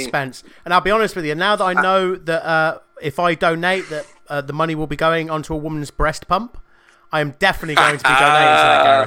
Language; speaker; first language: English; native; English